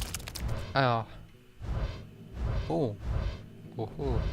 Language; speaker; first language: French; native; French